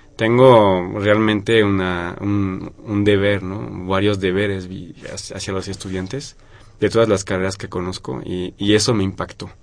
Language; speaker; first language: Spanish; non-native, fluent; French